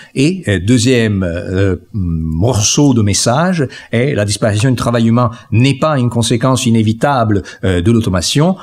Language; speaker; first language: French; non-native, fluent; Italian